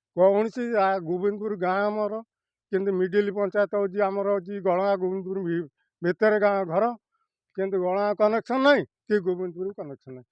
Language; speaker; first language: Odia; native; Odia